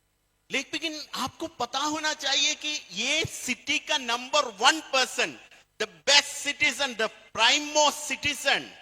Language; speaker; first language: Hindi; non-native, fluent; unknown